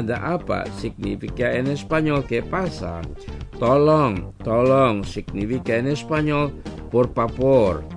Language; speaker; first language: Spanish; non-native, fluent; Indonesian